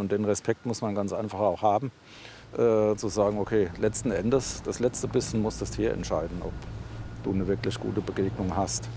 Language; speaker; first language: German; native; German